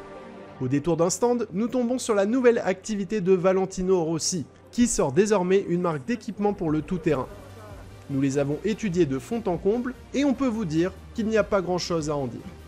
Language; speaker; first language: French; native; French